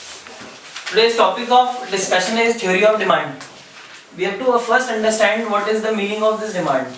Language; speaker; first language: English; non-native, local second language; Hindi